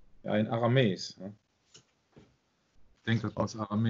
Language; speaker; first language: Dutch; non-native, learner; German